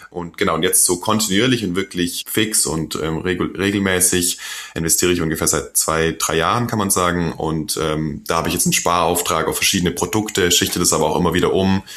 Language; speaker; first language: German; non-native, fluent; Korean